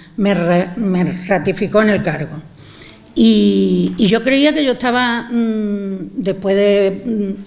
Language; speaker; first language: Spanish; native; Spanish